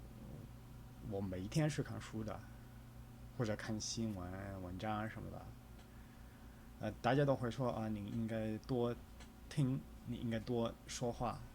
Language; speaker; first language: Chinese; non-native, fluent; English